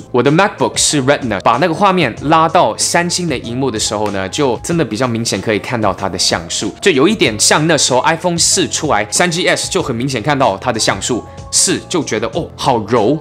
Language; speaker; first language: Chinese; early bilingual, heritage; English